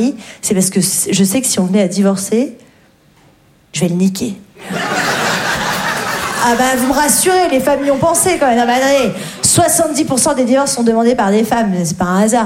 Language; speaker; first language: French; native; French